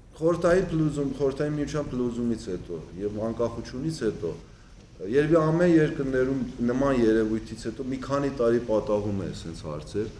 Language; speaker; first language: Armenian; early bilingual, heritage; Armenian